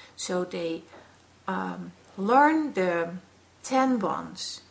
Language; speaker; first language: English; non-native, fluent; Dutch